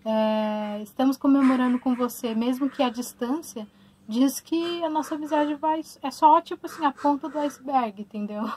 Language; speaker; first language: Portuguese; native; Portuguese